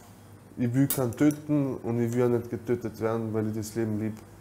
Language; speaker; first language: German; early bilingual, other home language; Bosnian